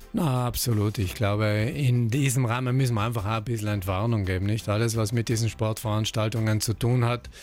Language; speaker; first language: German; native; German